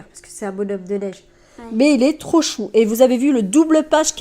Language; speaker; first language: French; native; French